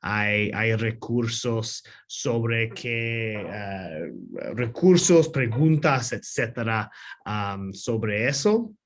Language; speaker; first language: Spanish; non-native, learner; English